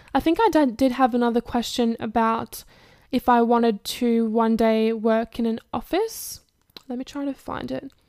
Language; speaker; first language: English; early bilingual, other home language; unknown